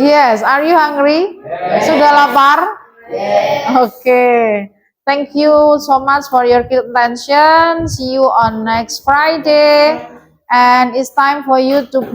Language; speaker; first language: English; non-native, fluent; Indonesian